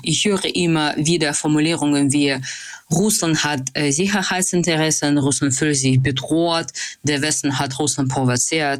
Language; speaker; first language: German; non-native, fluent; Russian